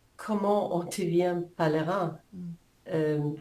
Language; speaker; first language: French; non-native, fluent; English